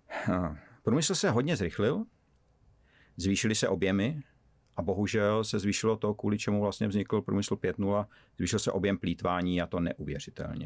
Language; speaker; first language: Czech; native; Czech